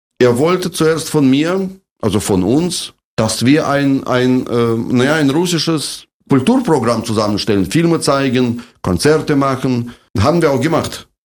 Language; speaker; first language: German; non-native, fluent; Russian